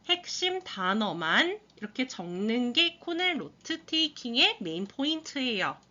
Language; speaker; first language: Korean; early bilingual, heritage; Korean